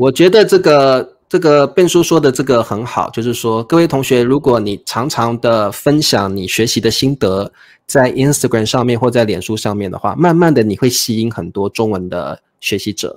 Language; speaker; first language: Chinese; native; Chinese